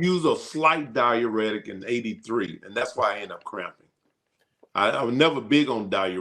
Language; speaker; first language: English; native; English